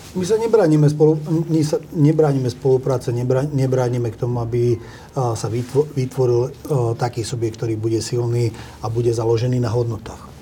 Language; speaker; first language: Slovak; non-native, local second language; Hungarian